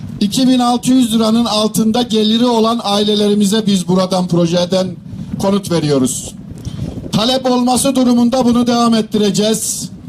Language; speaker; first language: Turkish; native; Turkish